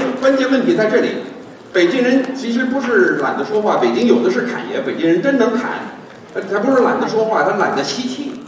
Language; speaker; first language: Chinese; non-native, fluent; English